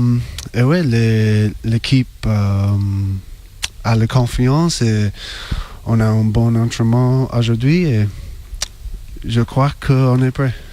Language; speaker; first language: French; non-native, learner; English